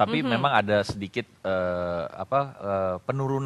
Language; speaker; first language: Indonesian; native; Indonesian